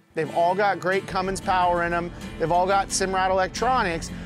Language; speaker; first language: English; native; English